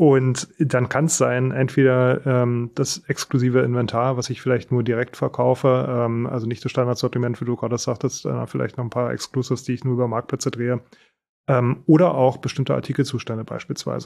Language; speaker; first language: German; native; German